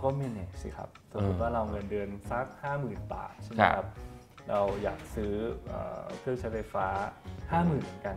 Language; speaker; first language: Thai; native; Thai